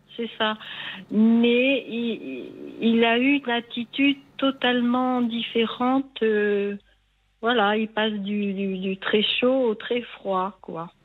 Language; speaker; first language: French; native; French